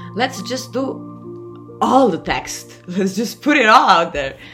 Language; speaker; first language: English; non-native, fluent; Serbian